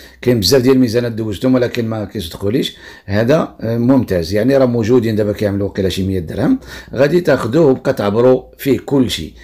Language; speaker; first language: Arabic; native; Arabic